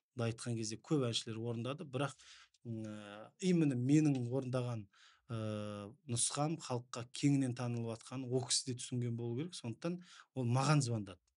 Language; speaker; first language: Kazakh; native; Kazakh